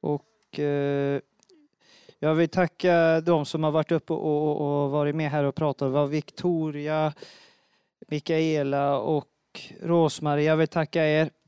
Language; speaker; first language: Swedish; native; Swedish